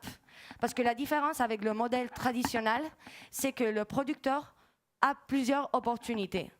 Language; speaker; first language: French; non-native, fluent; Spanish